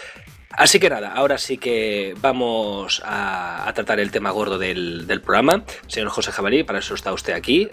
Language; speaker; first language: Spanish; native; Spanish